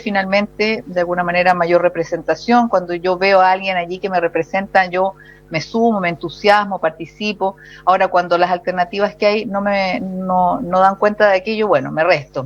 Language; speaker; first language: Spanish; native; Spanish